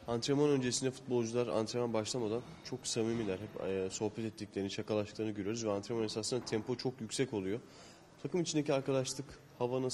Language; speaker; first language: Turkish; native; Turkish